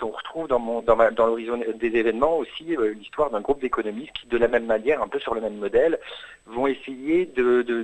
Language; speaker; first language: French; native; French